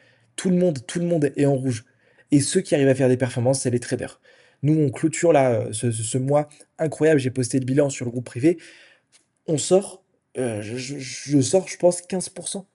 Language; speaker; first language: French; native; French